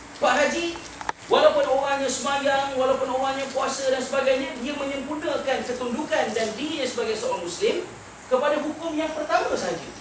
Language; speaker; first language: Malay; native; Malay